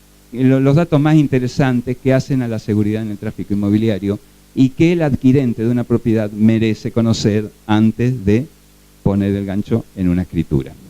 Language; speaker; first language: Spanish; native; Spanish